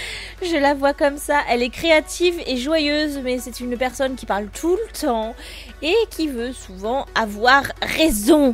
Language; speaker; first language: French; native; French